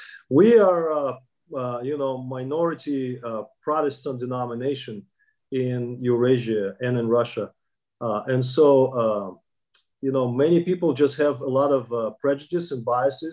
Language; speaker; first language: English; non-native, fluent; Kazakh